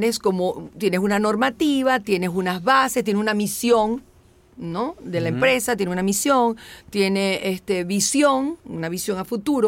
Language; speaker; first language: Spanish; native; Spanish